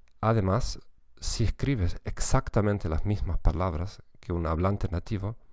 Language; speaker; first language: Spanish; non-native, fluent; German